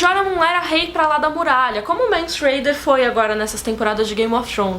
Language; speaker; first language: Portuguese; native; Portuguese